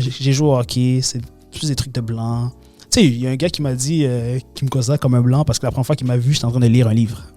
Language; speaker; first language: French; native; French